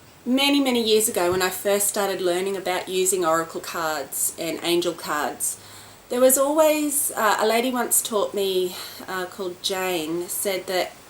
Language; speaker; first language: English; native; English